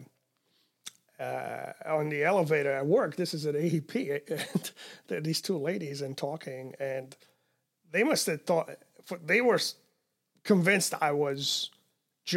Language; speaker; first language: English; non-native, fluent; Romanian